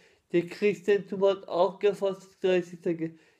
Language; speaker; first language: German; non-native, learner; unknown